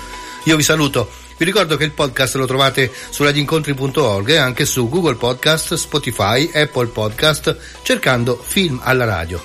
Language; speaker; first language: Italian; native; Italian